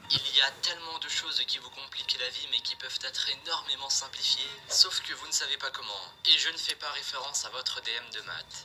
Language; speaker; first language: French; native; French